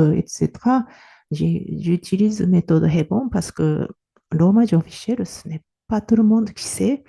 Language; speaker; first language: French; non-native, fluent; Japanese